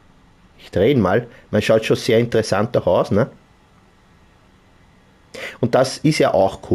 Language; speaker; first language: German; native; German